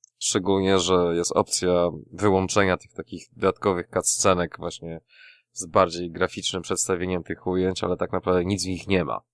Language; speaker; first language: Polish; native; Polish